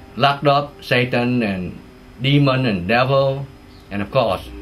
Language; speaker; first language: English; non-native, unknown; Vietnamese